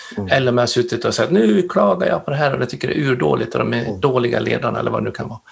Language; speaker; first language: Swedish; native; Swedish